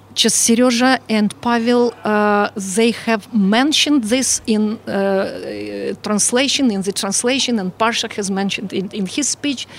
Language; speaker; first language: English; non-native, fluent; Ukrainian